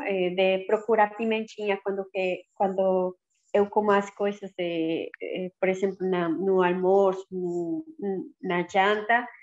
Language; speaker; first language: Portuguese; non-native, learner; Spanish